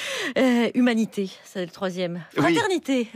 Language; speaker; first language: French; native; French